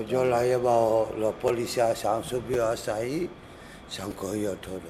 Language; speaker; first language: Spanish; non-native, learner; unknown